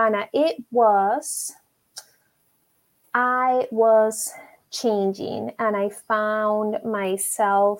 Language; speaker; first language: English; non-native, fluent; Spanish